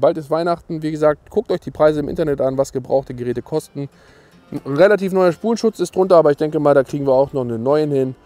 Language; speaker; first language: German; native; German